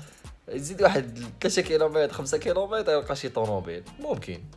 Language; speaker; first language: Arabic; native; Arabic